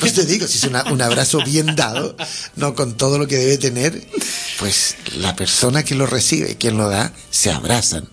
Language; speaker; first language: Spanish; native; Spanish